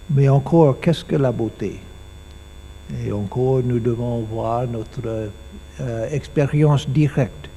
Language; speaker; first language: French; non-native, learner; English